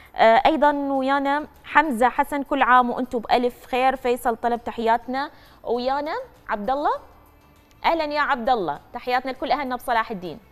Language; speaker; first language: Arabic; native; Arabic